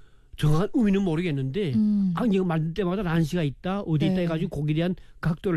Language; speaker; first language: Korean; native; Korean